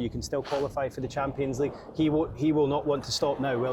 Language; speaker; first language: English; native; English